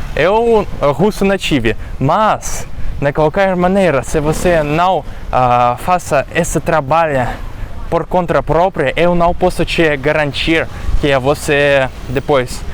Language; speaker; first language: Portuguese; non-native, fluent; Russian